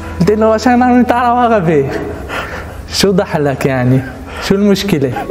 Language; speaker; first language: Arabic; non-native, local second language; Hebrew